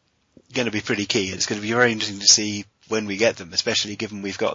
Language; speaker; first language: English; native; English